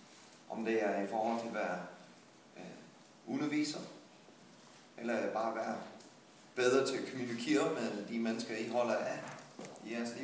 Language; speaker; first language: Danish; non-native, fluent; English